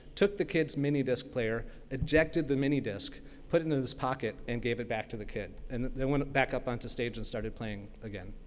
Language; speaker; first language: English; native; English